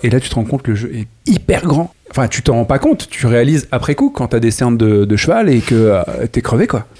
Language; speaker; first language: French; native; French